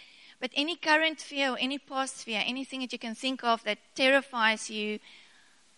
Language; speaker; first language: English; non-native, local second language; Afrikaans